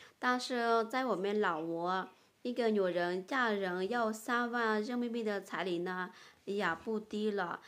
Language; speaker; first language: Chinese; non-native, fluent; Lao